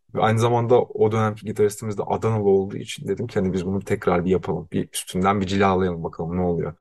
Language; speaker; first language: Turkish; native; Turkish